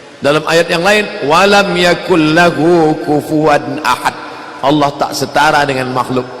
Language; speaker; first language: Malay; native; Malay